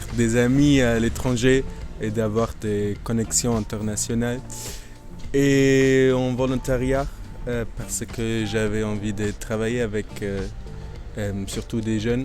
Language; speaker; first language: French; non-native, fluent; German